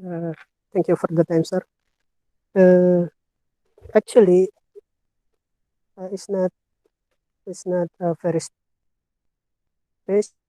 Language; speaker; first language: English; non-native, learner; Indonesian